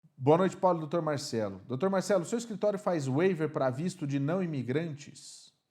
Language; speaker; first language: Portuguese; native; Portuguese